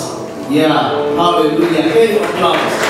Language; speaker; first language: Dutch; non-native, fluent; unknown